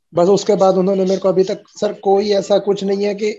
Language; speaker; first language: Hindi; native; Hindi